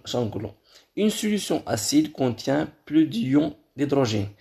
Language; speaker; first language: French; non-native, local second language; Arabic